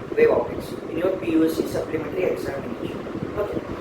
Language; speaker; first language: English; non-native, local second language; Kannada